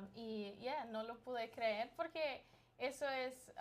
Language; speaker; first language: Spanish; early bilingual, other home language; English